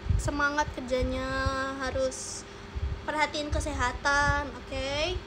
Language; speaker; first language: Indonesian; native; Indonesian